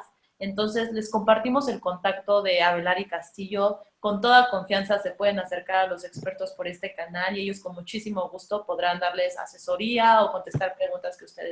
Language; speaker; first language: Spanish; native; Spanish